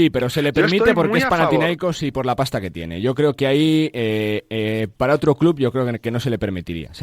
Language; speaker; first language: Spanish; native; Spanish